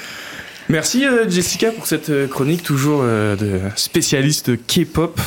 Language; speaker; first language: French; native; French